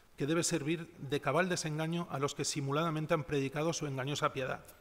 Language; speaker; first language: Spanish; non-native, local second language; Catalan